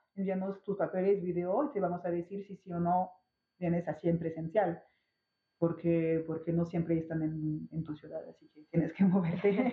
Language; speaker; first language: Spanish; non-native, fluent; French